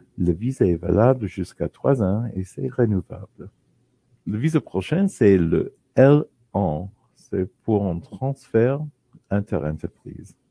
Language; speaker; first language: French; non-native, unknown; English